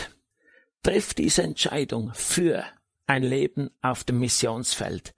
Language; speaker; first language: German; native; German